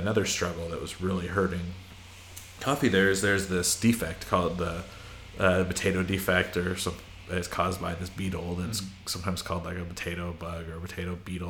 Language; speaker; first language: English; native; English